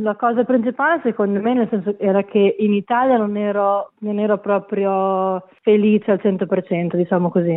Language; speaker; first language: Italian; native; Italian